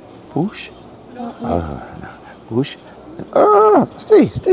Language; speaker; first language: English; non-native, learner; Italian